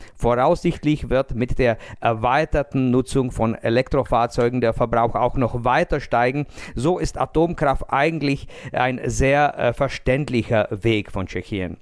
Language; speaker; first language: German; non-native, fluent; Czech